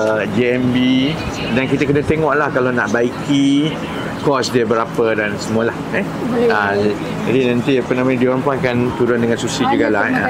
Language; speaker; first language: Malay; native; Malay